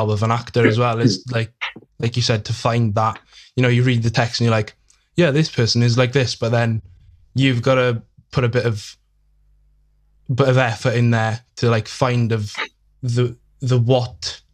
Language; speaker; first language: English; native; English